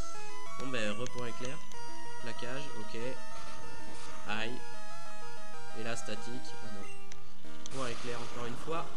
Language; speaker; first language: French; native; French